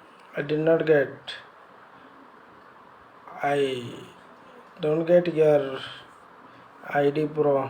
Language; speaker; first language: English; non-native, learner; Bangla